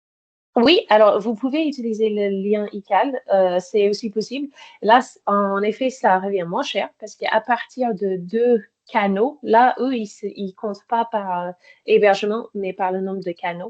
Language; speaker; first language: French; native; French